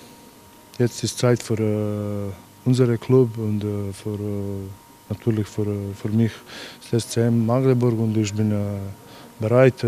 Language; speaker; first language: German; non-native, learner; Croatian